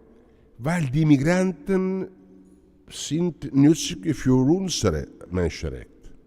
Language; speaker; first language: German; non-native, learner; Italian